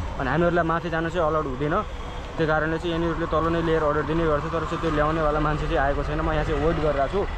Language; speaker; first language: Nepali; native; Nepali